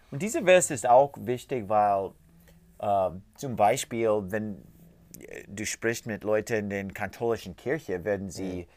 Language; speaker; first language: German; non-native, learner; English